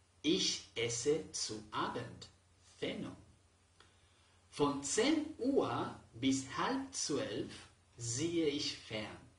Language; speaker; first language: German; non-native, fluent; Spanish